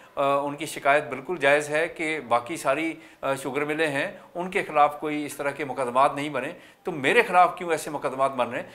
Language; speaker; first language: Urdu; native; Urdu